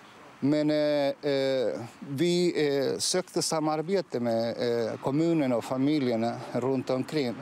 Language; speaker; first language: Swedish; non-native, fluent; Arabic